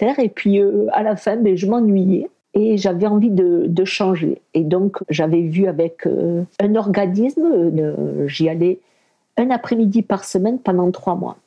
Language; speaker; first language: French; early bilingual, other home language; Spanish